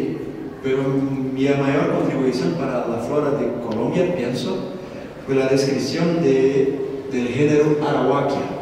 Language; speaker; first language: Spanish; non-native, learner; Portuguese